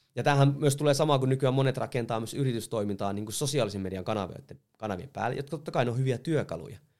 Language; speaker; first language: Finnish; native; Finnish